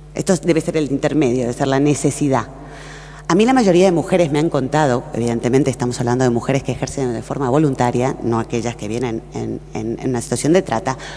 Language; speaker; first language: Spanish; native; Spanish